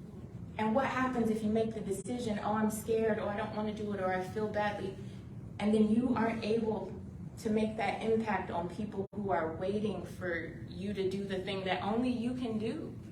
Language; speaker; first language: English; native; English